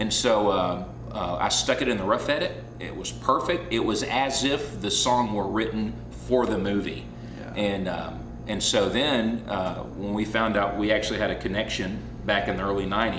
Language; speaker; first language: English; native; English